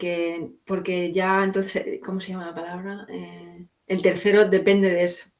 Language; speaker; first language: Spanish; native; Spanish